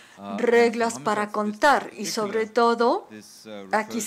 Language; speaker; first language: Spanish; non-native, learner; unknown